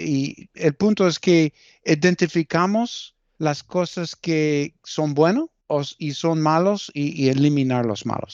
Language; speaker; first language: Spanish; early bilingual, heritage; Spanish